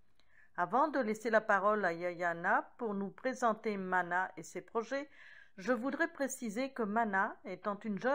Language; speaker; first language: French; native; French